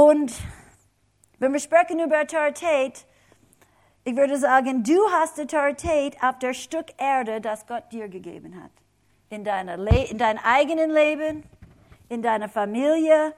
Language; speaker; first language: German; non-native, fluent; English